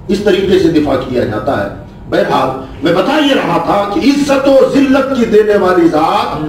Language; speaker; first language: Hindi; non-native, local second language; Urdu